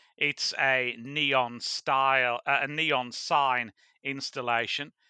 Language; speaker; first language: English; native; English